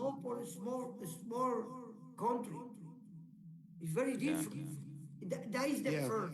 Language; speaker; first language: English; non-native, learner; Spanish